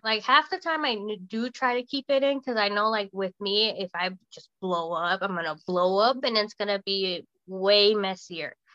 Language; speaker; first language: English; early bilingual, other home language; Spanish